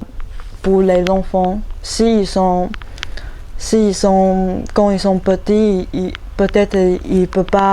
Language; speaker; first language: French; non-native, learner; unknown